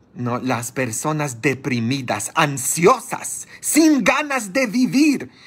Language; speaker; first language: Spanish; non-native, fluent; Polish